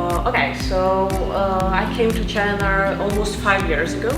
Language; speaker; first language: English; non-native, fluent; Russian